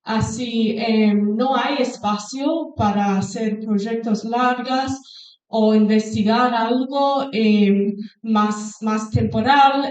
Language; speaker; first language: Spanish; non-native, fluent; English